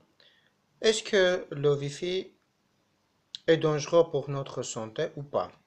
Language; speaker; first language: French; non-native, fluent; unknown